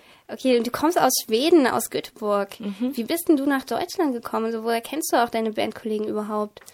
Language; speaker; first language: German; native; German